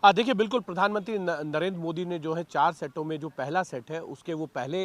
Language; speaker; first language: Hindi; native; Hindi